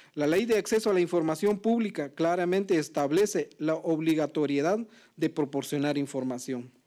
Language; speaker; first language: Spanish; non-native, local second language; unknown